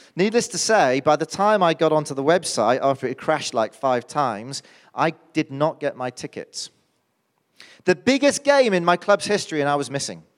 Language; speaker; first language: English; native; English